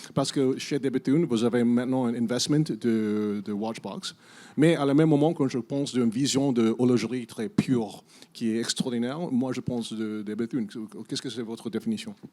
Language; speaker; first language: French; non-native, learner; English